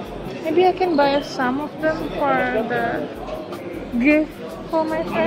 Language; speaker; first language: English; non-native, learner; Indonesian